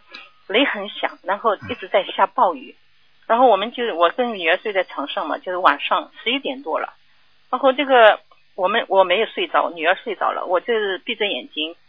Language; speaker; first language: Chinese; native; Chinese